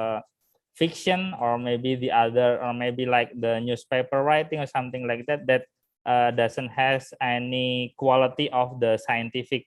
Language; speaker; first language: English; non-native, fluent; Indonesian